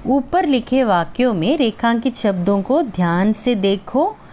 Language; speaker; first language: Hindi; non-native, local second language; Malayalam